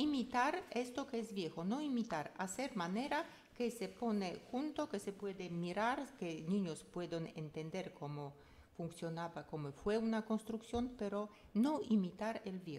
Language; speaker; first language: Spanish; non-native, fluent; Polish